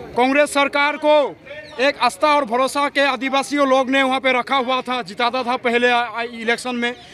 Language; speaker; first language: Hindi; non-native, local second language; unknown